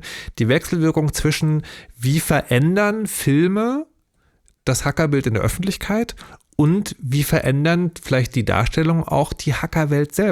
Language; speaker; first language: German; native; German